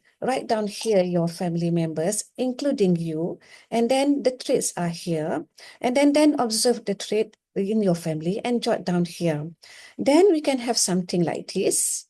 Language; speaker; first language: English; non-native, local second language; Malay